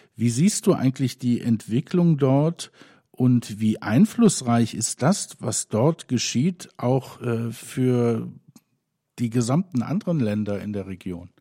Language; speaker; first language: German; native; German